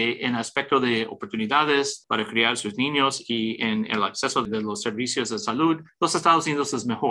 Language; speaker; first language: Spanish; early bilingual, heritage; English